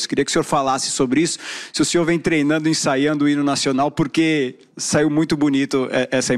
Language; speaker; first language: Portuguese; native; Portuguese